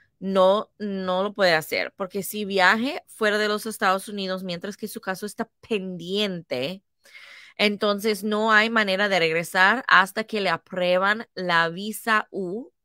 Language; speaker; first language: Spanish; non-native, fluent; English